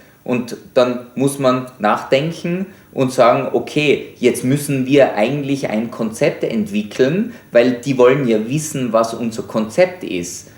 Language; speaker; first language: German; native; German